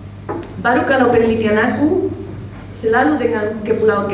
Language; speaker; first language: Indonesian; non-native, fluent; Spanish